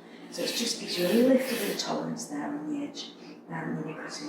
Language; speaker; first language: English; native; English